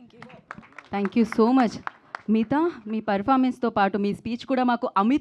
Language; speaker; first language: Telugu; native; Telugu